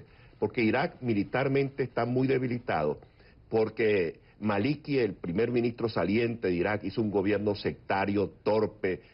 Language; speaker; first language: Spanish; native; Spanish